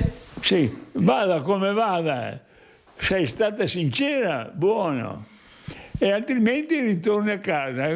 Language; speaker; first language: Italian; non-native, local second language; Friulian